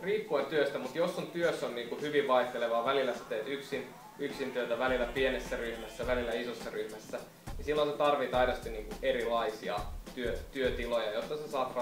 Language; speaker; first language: Finnish; native; Finnish